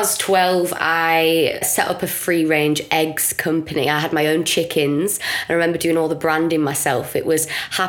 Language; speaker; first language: English; native; English